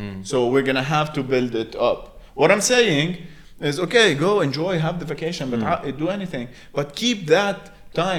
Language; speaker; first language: English; non-native, local second language; Arabic